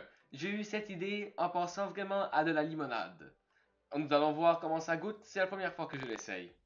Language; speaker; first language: French; native; French